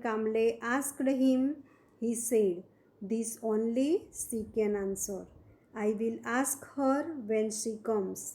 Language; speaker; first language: English; non-native, local second language; Gujarati